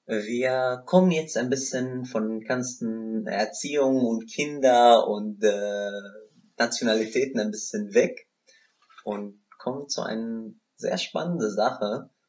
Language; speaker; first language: German; non-native, fluent; Arabic